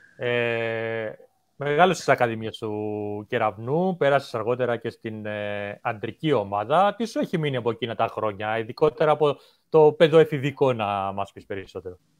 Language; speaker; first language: Greek; native; Greek